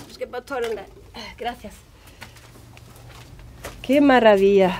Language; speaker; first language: Spanish; non-native, fluent; Swedish